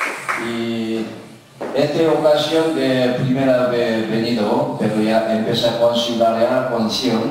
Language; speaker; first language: Spanish; non-native, learner; Korean